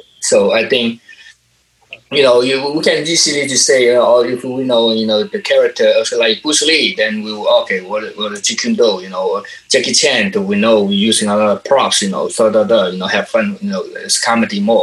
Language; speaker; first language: English; non-native, local second language; Cantonese